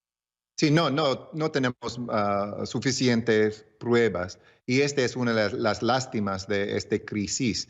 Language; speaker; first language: Spanish; early bilingual, heritage; English